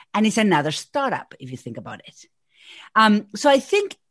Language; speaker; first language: English; non-native, fluent; Spanish